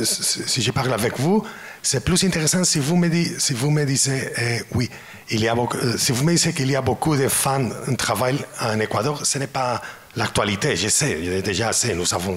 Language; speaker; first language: French; non-native, learner; Spanish